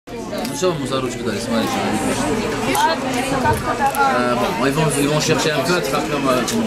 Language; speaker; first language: French; non-native, fluent; Russian